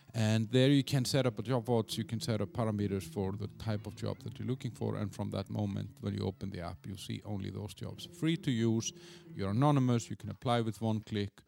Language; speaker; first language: English; non-native, fluent; Icelandic